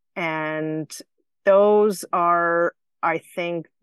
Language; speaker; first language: English; non-native, fluent; Slovenian